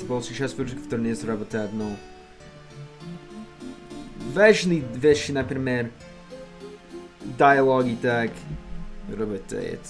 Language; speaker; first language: Russian; non-native, learner; English